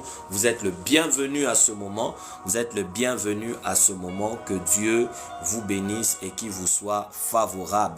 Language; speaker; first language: French; non-native, local second language; Lingala